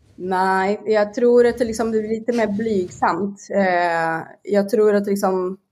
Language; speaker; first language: Swedish; non-native, fluent; Portuguese